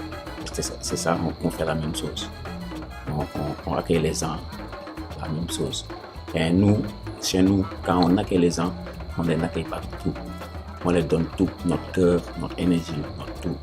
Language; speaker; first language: French; non-native, local second language; Wolof